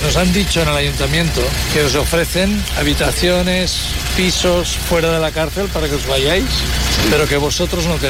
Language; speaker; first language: Spanish; native; Spanish